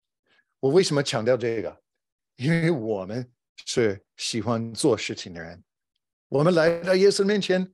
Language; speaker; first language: Chinese; non-native, fluent; English